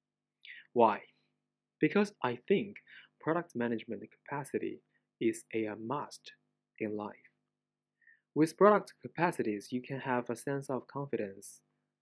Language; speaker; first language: English; non-native, fluent; Chinese